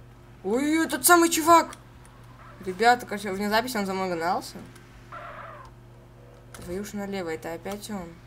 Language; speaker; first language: Russian; native; Russian